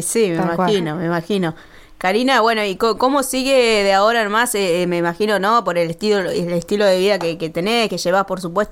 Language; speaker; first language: Spanish; native; Spanish